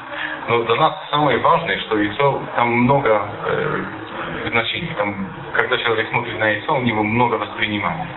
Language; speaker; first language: Russian; non-native, fluent; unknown